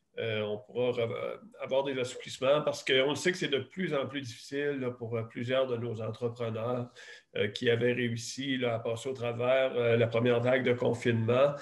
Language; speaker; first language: French; native; French